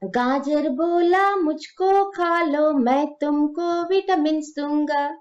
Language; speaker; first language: Hindi; native; Hindi